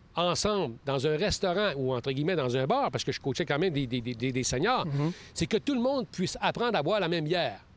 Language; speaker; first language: French; native; French